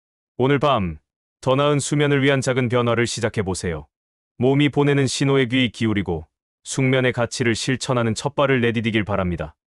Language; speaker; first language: Korean; native; Korean